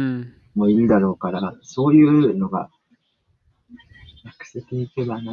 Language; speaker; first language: Japanese; native; Japanese